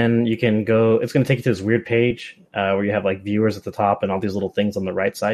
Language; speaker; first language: English; native; English